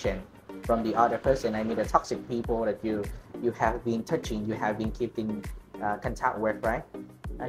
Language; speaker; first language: English; non-native, learner; Vietnamese